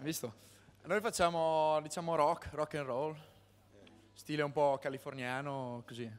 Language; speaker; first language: Italian; native; Italian